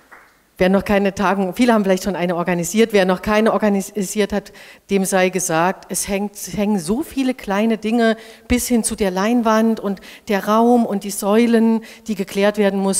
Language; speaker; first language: German; native; German